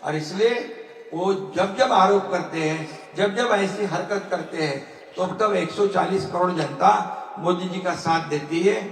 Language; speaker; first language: Hindi; non-native, local second language; Marathi